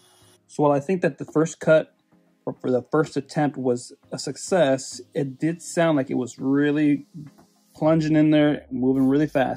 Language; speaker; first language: English; native; English